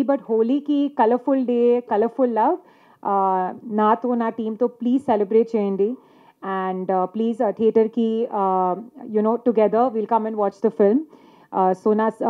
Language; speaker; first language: Telugu; non-native, local second language; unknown